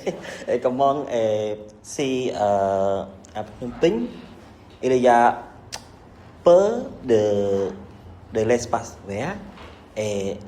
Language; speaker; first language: French; non-native, learner; Khmer